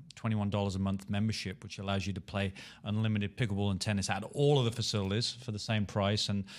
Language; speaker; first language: English; native; English